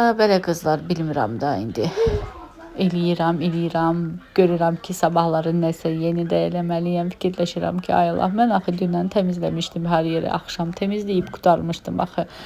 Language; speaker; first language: Azerbaijani; non-native, fluent; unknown